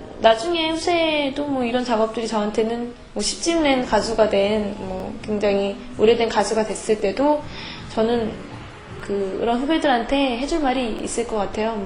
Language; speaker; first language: Korean; native; Korean